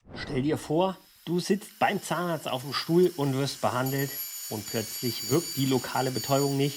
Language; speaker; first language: German; native; German